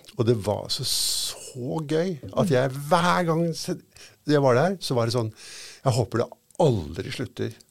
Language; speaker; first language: Norwegian; native; Norwegian